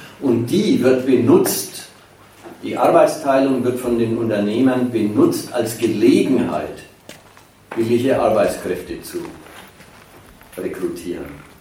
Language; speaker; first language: German; native; German